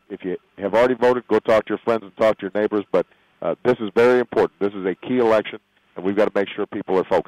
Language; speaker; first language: English; native; English